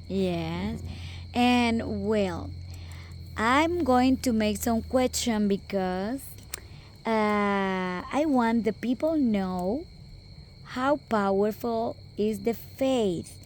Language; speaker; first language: English; non-native, local second language; Spanish